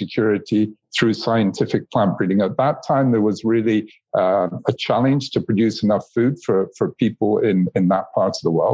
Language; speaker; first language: English; native; English